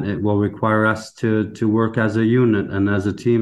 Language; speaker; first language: English; native; English